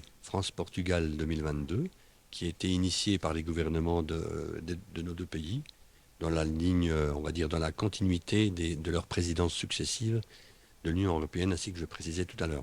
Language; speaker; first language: French; native; French